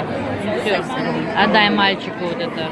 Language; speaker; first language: Russian; native; Russian